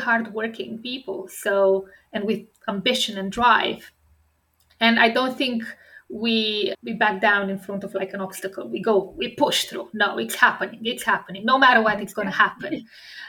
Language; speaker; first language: English; non-native, fluent; Romanian